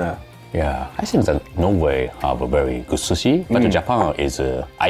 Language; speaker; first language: English; non-native, learner; Japanese